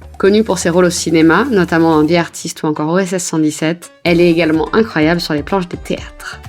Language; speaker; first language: French; native; French